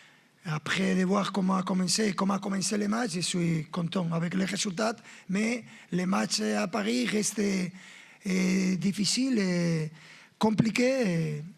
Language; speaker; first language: French; non-native, fluent; Spanish